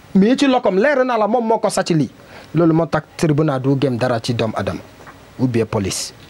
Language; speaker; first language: Wolof; non-native, learner; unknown